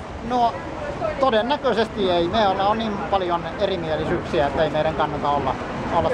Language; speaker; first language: Finnish; non-native, fluent; Kurdish